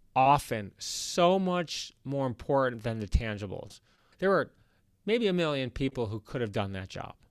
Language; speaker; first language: English; native; English